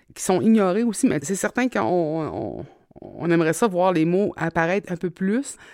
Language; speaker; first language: French; native; French